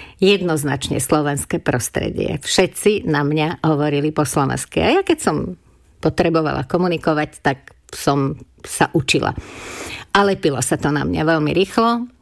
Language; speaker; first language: Slovak; non-native, local second language; Hungarian